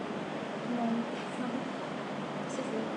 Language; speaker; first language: French; non-native, learner; Khmer